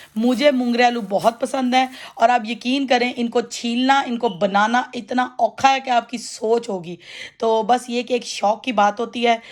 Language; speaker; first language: Urdu; non-native, local second language; Punjabi